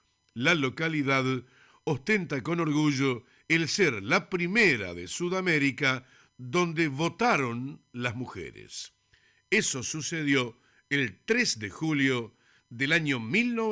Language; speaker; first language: Spanish; native; Spanish